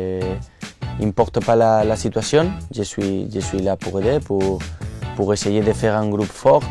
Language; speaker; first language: French; non-native, fluent; Spanish